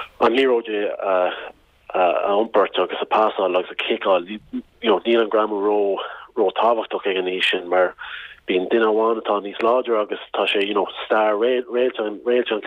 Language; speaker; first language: Irish; non-native, local second language; English